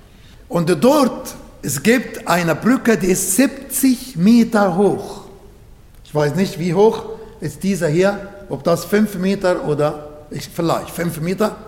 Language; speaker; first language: German; non-native, learner; Arabic